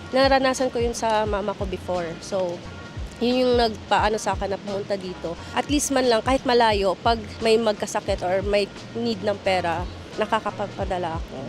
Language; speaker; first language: Filipino; non-native, local second language; Cebuano